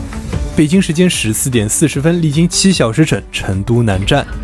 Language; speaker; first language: Chinese; native; Chinese